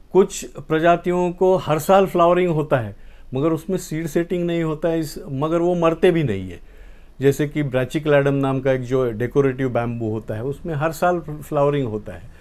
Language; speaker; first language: Hindi; non-native, local second language; Marathi